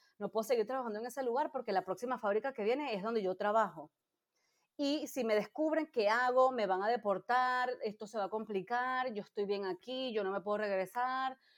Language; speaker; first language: Spanish; native; Spanish